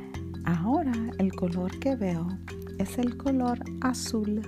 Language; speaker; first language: Spanish; early bilingual, heritage; Spanish